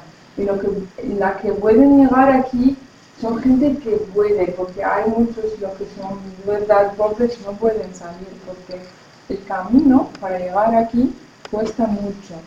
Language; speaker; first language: Spanish; non-native, fluent; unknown